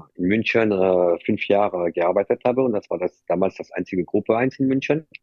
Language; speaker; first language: German; non-native, fluent; French